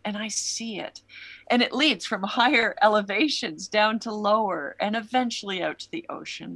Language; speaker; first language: English; native; English